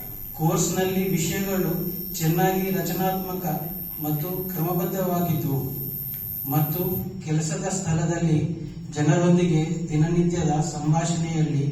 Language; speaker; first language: Kannada; non-native, learner; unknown